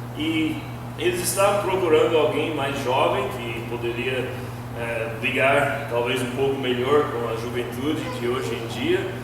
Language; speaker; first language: Portuguese; non-native, fluent; English